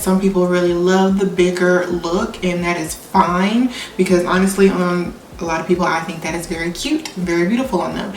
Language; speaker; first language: English; native; English